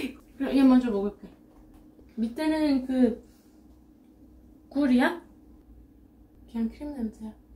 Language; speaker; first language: Korean; non-native, fluent; French